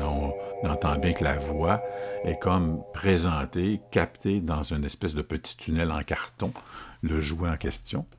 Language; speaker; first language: French; native; French